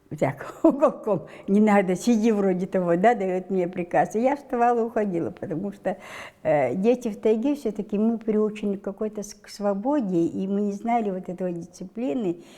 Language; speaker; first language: Russian; non-native, local second language; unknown